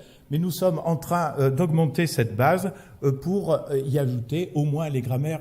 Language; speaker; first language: French; native; French